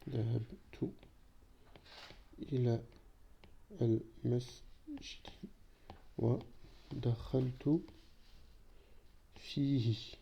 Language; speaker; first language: Arabic; non-native, fluent; French